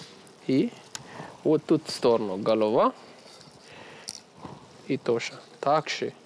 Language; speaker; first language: Russian; non-native, learner; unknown